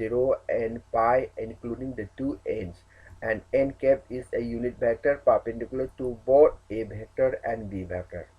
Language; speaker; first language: English; non-native, local second language; Manipuri